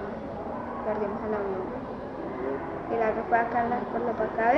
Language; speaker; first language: Spanish; native; Spanish